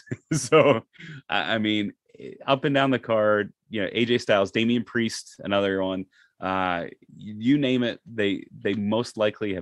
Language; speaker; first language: English; native; English